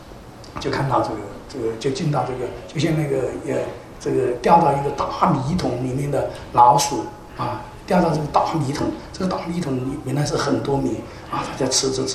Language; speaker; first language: Chinese; native; Chinese